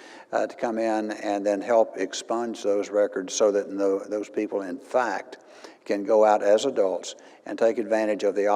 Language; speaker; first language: English; native; English